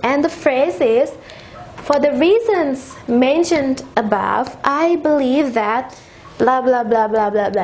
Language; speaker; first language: English; non-native, fluent; Indonesian